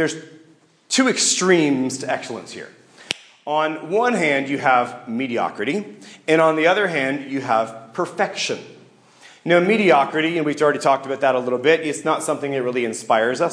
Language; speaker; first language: English; native; English